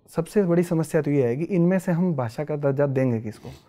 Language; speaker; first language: Hindi; native; Hindi